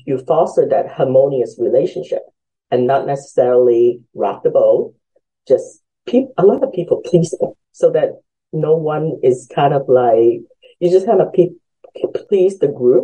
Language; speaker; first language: English; early bilingual, other home language; Cantonese